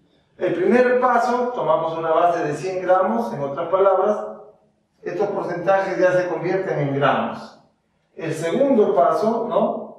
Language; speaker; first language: Spanish; native; Spanish